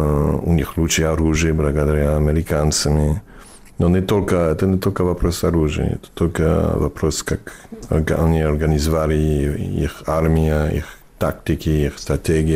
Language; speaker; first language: Russian; non-native, fluent; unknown